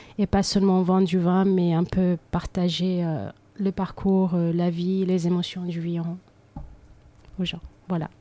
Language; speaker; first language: French; non-native, fluent; Kabuverdianu